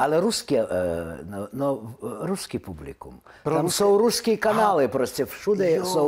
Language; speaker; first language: Czech; non-native, learner; Russian